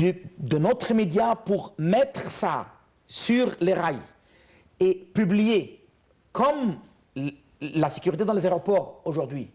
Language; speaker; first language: French; non-native, fluent; Arabic